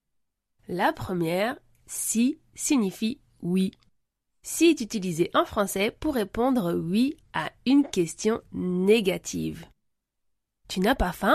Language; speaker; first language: French; native; French